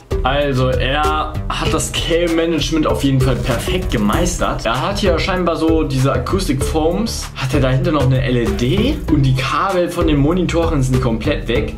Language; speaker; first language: German; native; German